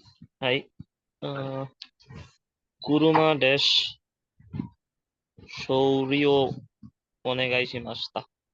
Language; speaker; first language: Japanese; non-native, learner; Bangla